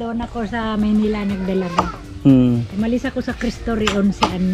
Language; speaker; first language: Filipino; native; Filipino